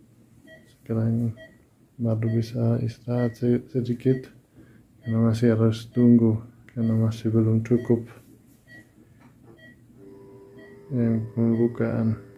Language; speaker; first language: Indonesian; non-native, fluent; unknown